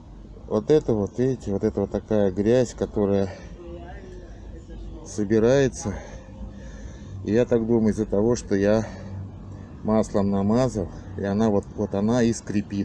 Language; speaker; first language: Russian; native; Russian